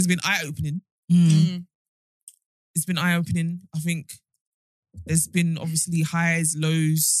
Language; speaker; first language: English; native; English